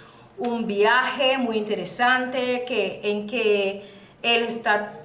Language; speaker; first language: Spanish; non-native, learner; English